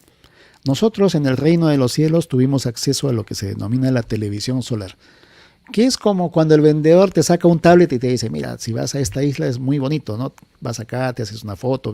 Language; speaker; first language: Spanish; native; Spanish